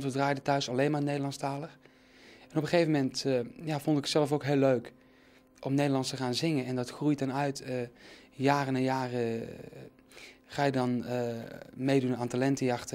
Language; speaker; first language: Dutch; native; Dutch